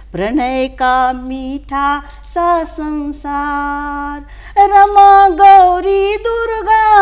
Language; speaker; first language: Hindi; non-native, local second language; Maithili